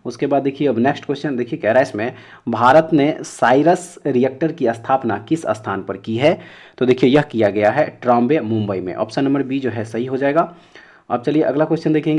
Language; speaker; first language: Hindi; native; Hindi